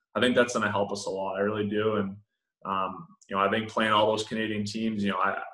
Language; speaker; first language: English; native; English